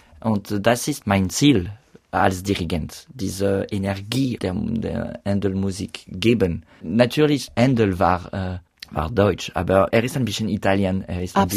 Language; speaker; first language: German; non-native, learner; French